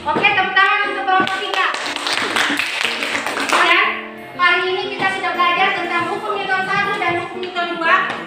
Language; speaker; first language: Indonesian; native; Indonesian